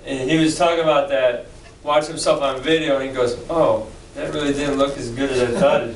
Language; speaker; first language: English; native; English